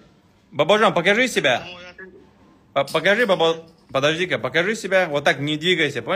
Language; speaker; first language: Russian; native; Russian